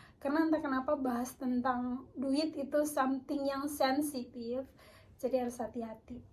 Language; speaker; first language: Indonesian; native; Indonesian